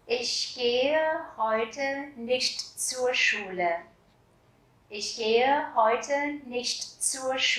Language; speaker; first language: German; non-native, fluent; Vietnamese